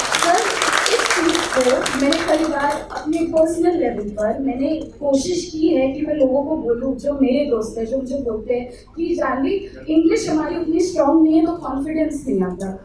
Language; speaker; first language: Hindi; native; Hindi